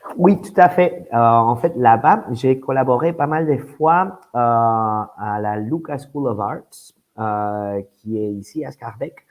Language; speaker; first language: French; non-native, fluent; Spanish